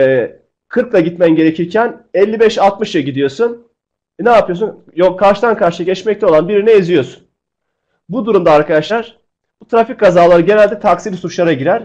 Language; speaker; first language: Turkish; native; Turkish